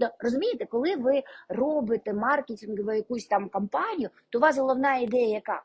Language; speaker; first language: Ukrainian; non-native, local second language; Russian